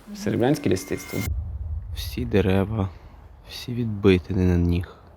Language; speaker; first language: Ukrainian; non-native, local second language; Russian